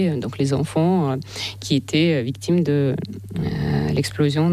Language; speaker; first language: French; non-native, fluent; Russian